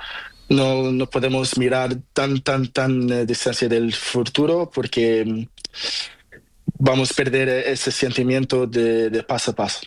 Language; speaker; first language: Spanish; non-native, learner; Portuguese